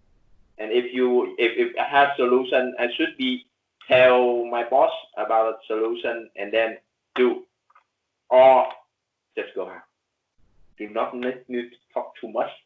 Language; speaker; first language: English; non-native, learner; Vietnamese